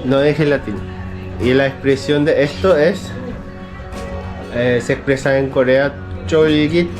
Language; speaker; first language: Spanish; non-native, fluent; Korean